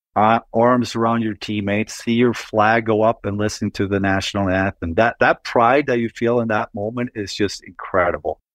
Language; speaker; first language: English; non-native, fluent; Swedish